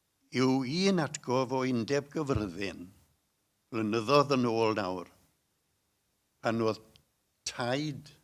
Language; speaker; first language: Welsh; native; Welsh